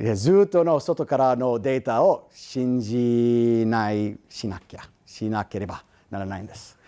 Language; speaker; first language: Japanese; non-native, learner; English